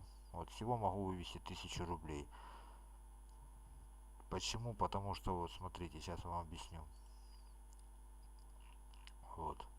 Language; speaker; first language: Russian; native; Russian